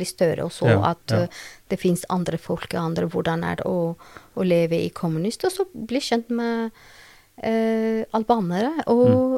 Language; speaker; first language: Norwegian; non-native, learner; Albanian